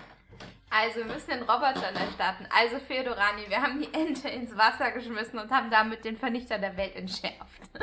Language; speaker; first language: German; native; German